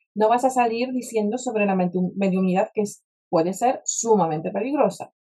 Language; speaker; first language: Spanish; non-native, fluent; Polish